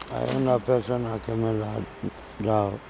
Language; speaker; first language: Spanish; non-native, learner; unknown